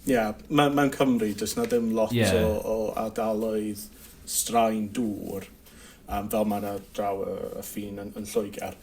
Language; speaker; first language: Welsh; non-native, local second language; English